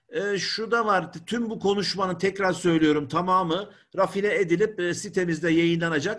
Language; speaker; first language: Turkish; native; Turkish